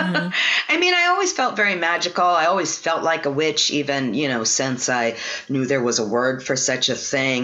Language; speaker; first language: English; native; English